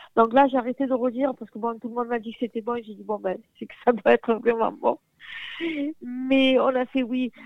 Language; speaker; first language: French; native; French